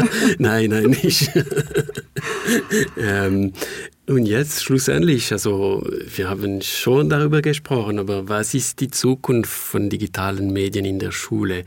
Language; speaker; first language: German; non-native, fluent; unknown